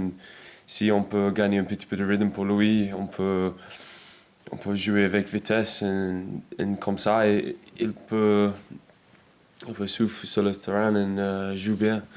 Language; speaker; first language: French; non-native, learner; English